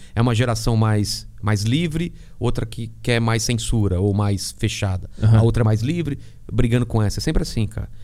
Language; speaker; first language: Portuguese; native; Portuguese